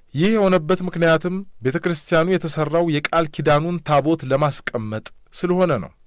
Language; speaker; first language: Amharic; native; Amharic